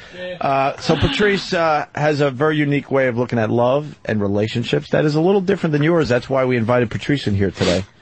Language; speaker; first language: English; native; English